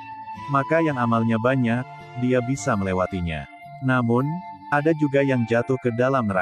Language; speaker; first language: Indonesian; native; Indonesian